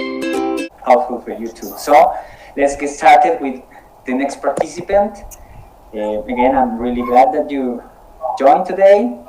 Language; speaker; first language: English; non-native, fluent; Spanish